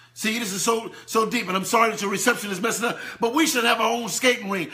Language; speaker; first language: English; native; English